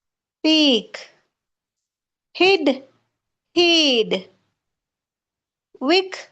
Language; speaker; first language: English; non-native, local second language; Tamil